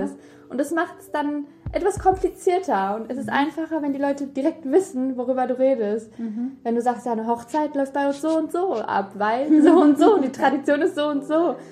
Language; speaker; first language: German; early bilingual, other home language; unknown